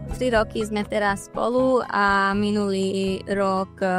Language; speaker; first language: Slovak; non-native, local second language; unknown